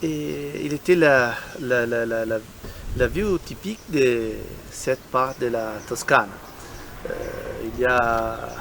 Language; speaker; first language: French; non-native, learner; Italian